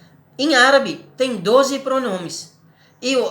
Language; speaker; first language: Portuguese; non-native, learner; Arabic